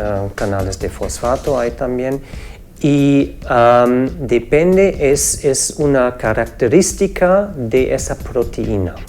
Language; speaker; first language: Spanish; non-native, fluent; German